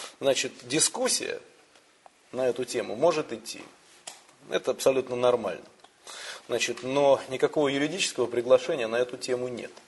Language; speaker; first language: Russian; native; Russian